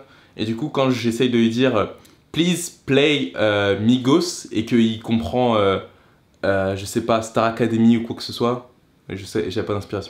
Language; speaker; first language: French; native; French